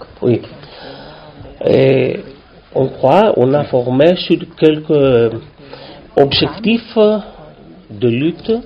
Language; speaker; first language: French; non-native, learner; Greek